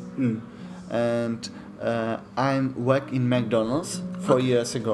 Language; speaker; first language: English; non-native, learner; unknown